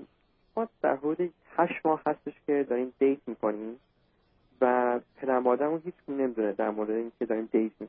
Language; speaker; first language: Persian; early bilingual, heritage; Persian